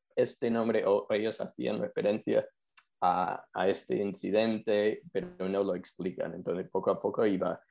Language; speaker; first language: Spanish; non-native, fluent; English